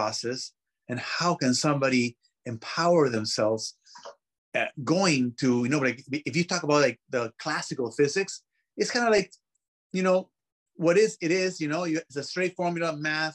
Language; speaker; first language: English; non-native, fluent; Spanish